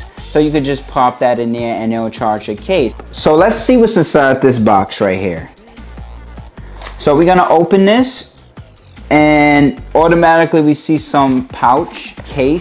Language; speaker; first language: English; native; English